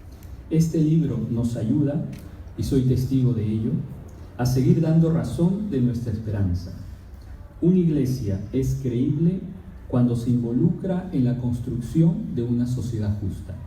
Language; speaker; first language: Spanish; native; Spanish